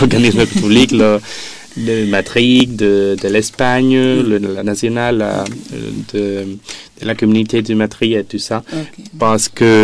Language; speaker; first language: French; non-native, learner; Spanish